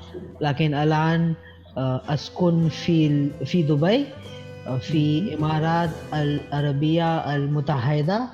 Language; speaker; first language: Arabic; non-native, learner; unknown